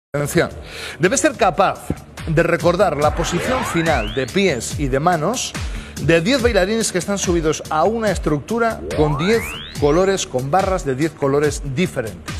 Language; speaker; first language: Spanish; native; Spanish